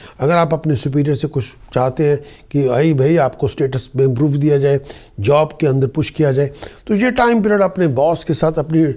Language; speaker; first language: Hindi; native; Hindi